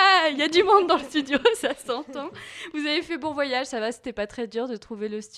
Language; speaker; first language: French; native; French